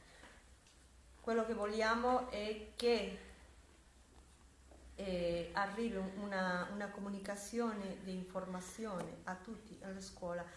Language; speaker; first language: Italian; non-native, fluent; Spanish